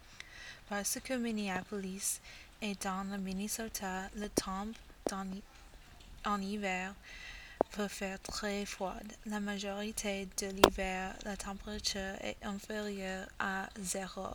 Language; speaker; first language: French; non-native, learner; English